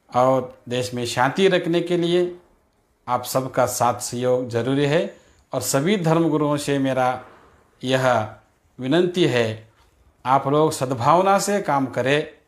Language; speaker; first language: Hindi; non-native, local second language; Kannada